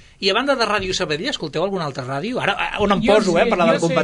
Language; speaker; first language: Catalan; native; Catalan